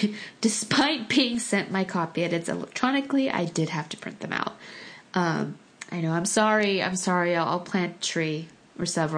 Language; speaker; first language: English; early bilingual, other home language; Korean